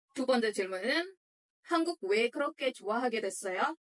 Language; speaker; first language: Korean; non-native, fluent; Indonesian